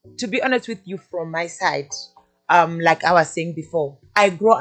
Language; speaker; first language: English; non-native, local second language; Venda